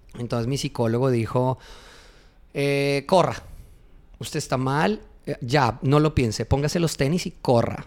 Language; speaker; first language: Spanish; native; Spanish